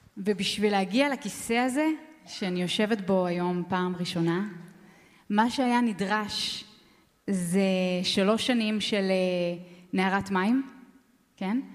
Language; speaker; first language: Hebrew; native; Hebrew